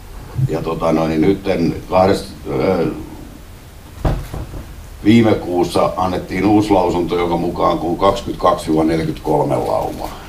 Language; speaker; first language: Finnish; native; Finnish